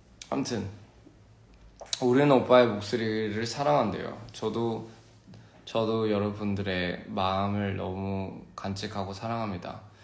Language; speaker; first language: Korean; early bilingual, heritage; Korean